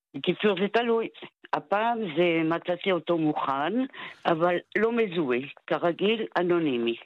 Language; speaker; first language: Hebrew; non-native, fluent; French